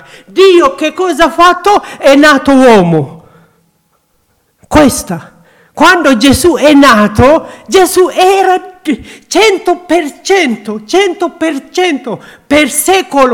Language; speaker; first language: Italian; non-native, learner; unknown